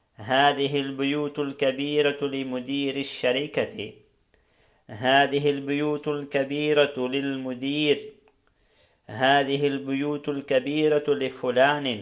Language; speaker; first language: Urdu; non-native, local second language; Pashto